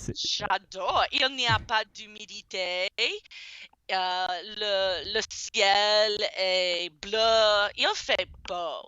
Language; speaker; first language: French; non-native, fluent; English